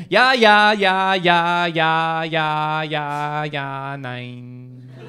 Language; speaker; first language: German; non-native, learner; English